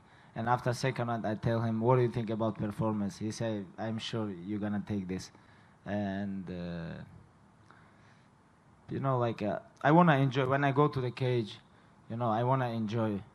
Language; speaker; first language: English; non-native, fluent; Russian